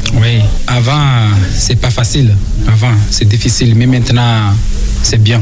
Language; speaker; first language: French; non-native, learner; Comorian